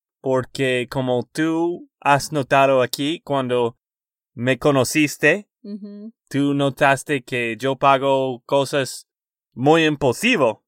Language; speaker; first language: Spanish; non-native, fluent; English